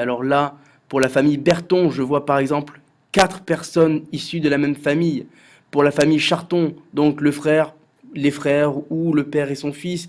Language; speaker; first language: French; native; French